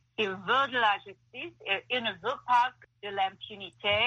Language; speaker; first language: French; non-native, fluent; English